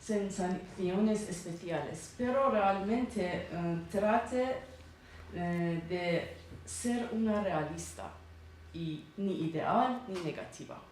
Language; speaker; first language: Spanish; non-native, learner; Persian